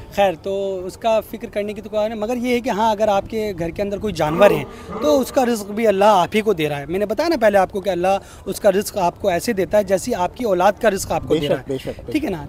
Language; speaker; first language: Hindi; native; Hindi